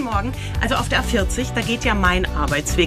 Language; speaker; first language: German; native; German